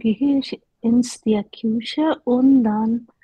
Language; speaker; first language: German; non-native, learner; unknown